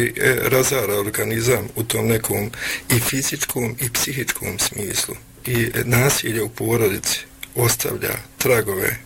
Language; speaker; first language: Bosnian; native; Bosnian